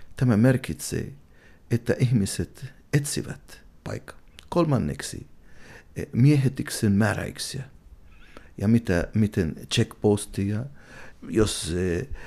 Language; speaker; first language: Finnish; non-native, fluent; Arabic